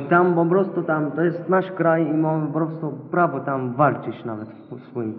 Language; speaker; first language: Polish; non-native, local second language; Arabic